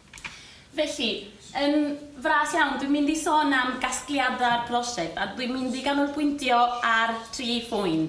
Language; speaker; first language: Welsh; non-native, fluent; Spanish